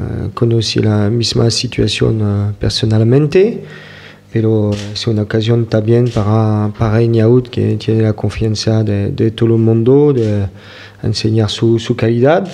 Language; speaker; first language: Spanish; non-native, fluent; French